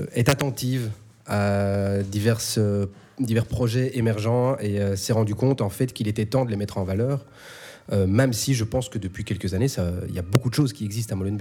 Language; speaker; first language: French; native; French